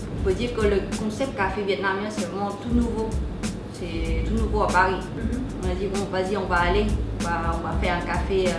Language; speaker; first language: French; non-native, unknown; Vietnamese